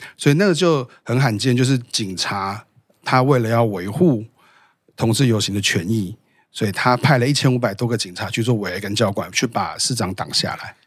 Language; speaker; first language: Chinese; native; Chinese